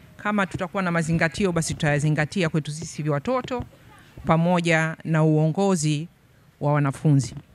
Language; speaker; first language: Swahili; native; Swahili